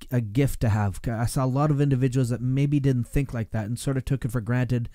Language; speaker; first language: English; native; English